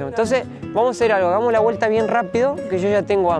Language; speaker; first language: Spanish; native; Spanish